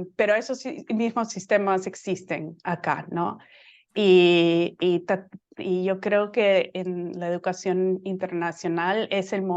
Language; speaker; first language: Spanish; non-native, fluent; English